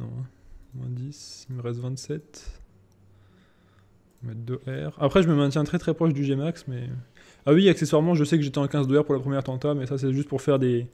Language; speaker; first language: French; native; French